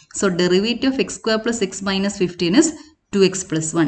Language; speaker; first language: English; non-native, local second language; Malayalam